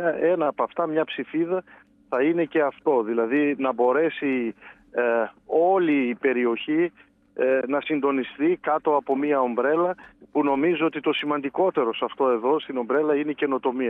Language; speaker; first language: Greek; native; Greek